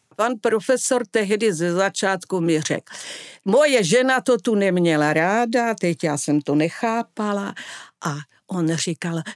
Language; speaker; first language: Czech; non-native, fluent; Italian